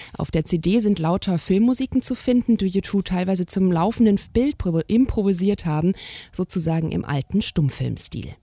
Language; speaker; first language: German; native; German